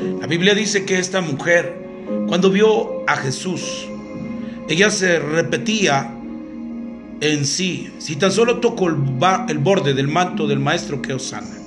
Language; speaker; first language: Spanish; native; Spanish